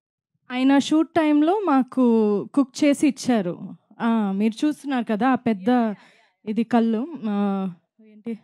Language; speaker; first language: Telugu; non-native, fluent; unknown